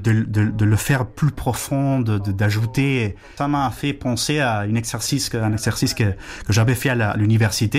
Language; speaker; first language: French; non-native, fluent; Spanish